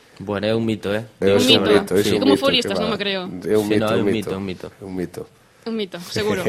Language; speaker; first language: Galician; non-native, local second language; Spanish